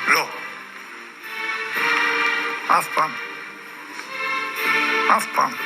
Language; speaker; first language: Hebrew; non-native, learner; German